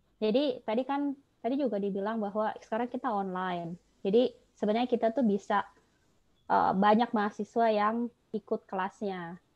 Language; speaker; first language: Indonesian; native; Indonesian